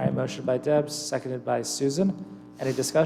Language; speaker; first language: English; native; English